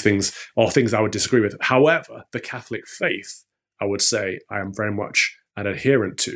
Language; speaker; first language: English; native; English